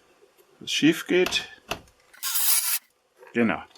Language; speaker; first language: German; native; German